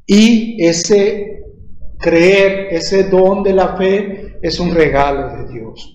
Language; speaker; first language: Spanish; native; Spanish